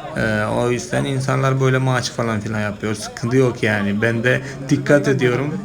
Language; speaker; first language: Turkish; non-native, fluent; Malayalam